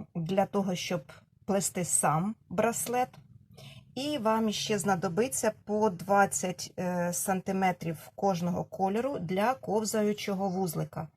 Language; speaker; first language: Ukrainian; non-native, local second language; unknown